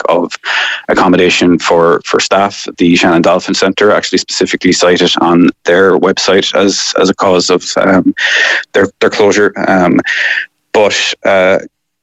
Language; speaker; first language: English; native; English